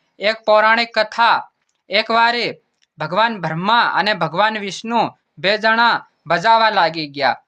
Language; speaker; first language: Gujarati; non-native, local second language; Bhili